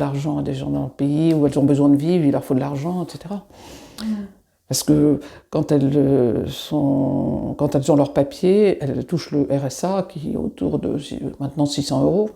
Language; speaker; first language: French; native; French